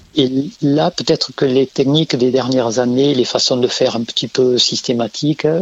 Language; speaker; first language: French; native; French